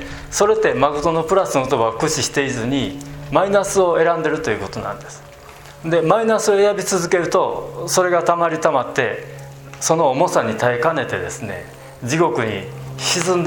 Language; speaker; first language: Japanese; native; Japanese